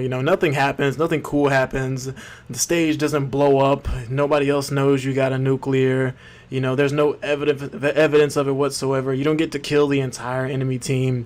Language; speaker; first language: English; native; English